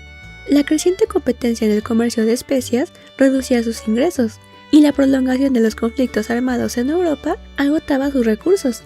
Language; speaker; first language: Spanish; native; Spanish